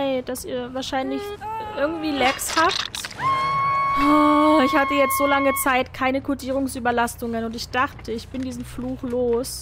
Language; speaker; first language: German; native; German